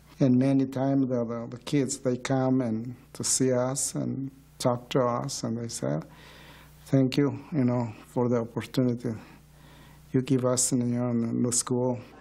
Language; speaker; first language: English; non-native, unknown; Spanish